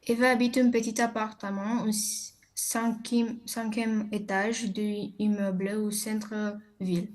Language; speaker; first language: French; non-native, learner; Romanian